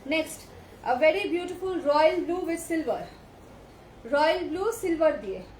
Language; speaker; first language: Hindi; non-native, local second language; Bangla